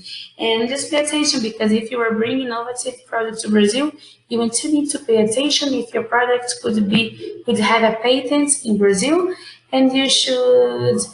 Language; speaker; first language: English; non-native, fluent; Portuguese